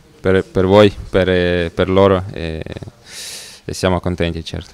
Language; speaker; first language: Italian; non-native, learner; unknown